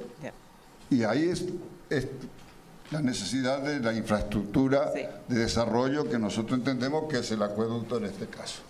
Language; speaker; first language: Spanish; native; Spanish